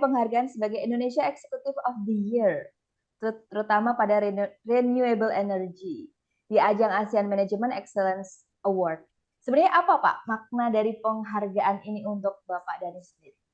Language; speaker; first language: Indonesian; native; Indonesian